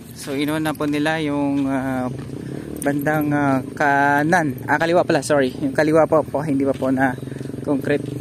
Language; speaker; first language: Filipino; non-native, local second language; Hiligaynon